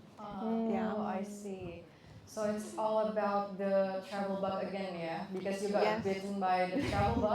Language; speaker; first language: English; non-native, fluent; Indonesian